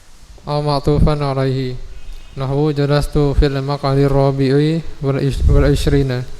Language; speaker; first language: Arabic; non-native, learner; Indonesian